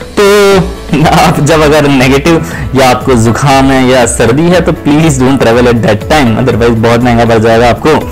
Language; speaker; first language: Hindi; native; Hindi